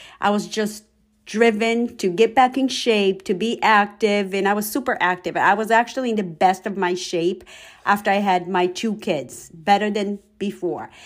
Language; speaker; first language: English; non-native, fluent; Portuguese